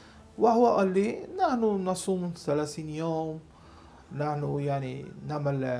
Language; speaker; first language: Arabic; non-native, learner; Portuguese